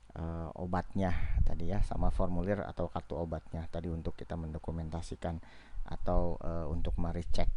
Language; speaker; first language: Indonesian; native; Indonesian